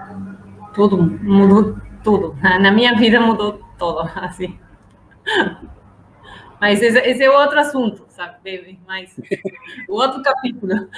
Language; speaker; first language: Portuguese; non-native, learner; Spanish